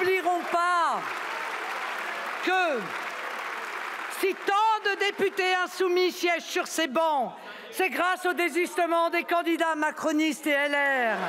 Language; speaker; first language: French; native; French